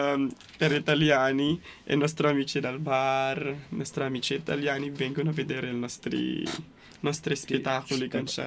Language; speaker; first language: Italian; non-native, fluent; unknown